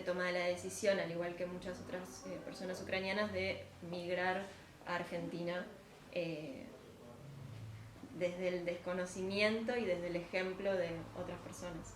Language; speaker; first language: Spanish; early bilingual, other home language; Ukrainian